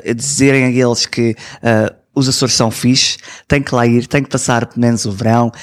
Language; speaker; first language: Portuguese; early bilingual, heritage; English